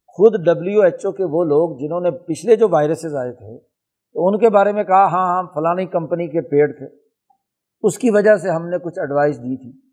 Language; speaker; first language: Urdu; non-native, local second language; Punjabi